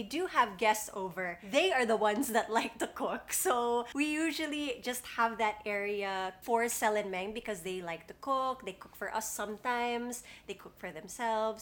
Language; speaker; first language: English; native; English